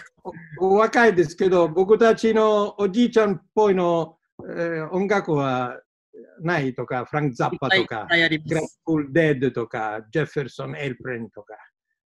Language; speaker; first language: Japanese; non-native, fluent; Italian